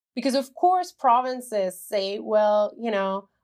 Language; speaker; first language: English; native; English